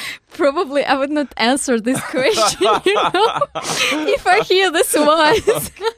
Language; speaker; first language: English; non-native, fluent; Russian